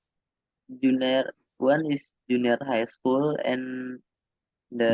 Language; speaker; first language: English; non-native, learner; Indonesian